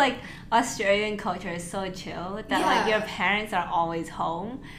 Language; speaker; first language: English; non-native, local second language; Cantonese